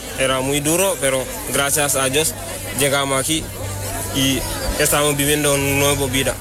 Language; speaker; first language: Spanish; non-native, learner; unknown